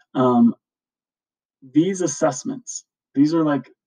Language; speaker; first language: English; native; English